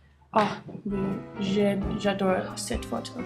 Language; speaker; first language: French; non-native, learner; English